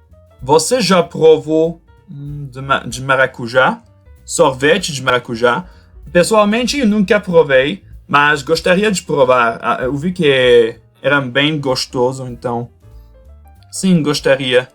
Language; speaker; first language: Portuguese; non-native, fluent; French